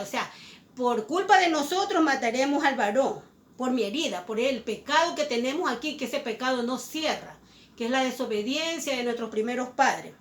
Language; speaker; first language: Spanish; native; Spanish